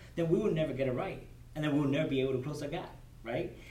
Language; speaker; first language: English; non-native, fluent; Spanish